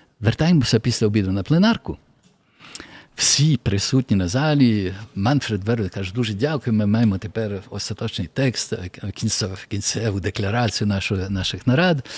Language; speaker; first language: Ukrainian; early bilingual, heritage; Ukrainian